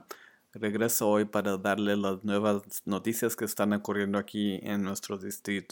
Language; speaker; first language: Spanish; early bilingual, other home language; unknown